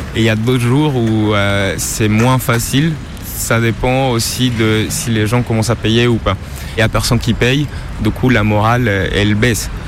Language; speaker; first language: French; non-native, fluent; Spanish